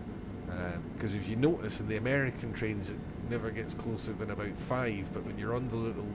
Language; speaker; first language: English; native; English